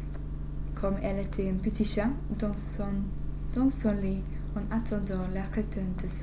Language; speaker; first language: French; non-native, learner; English